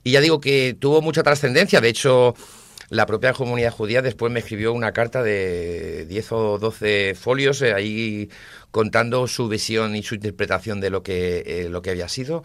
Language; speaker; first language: Spanish; native; Spanish